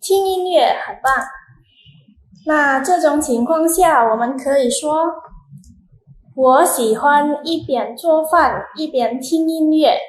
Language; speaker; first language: Chinese; non-native, fluent; Indonesian